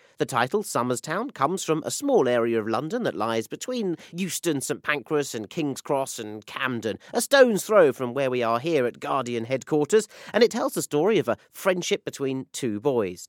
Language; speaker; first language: English; native; English